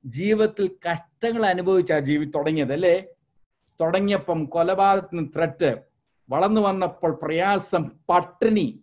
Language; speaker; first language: Malayalam; early bilingual, heritage; Malayalam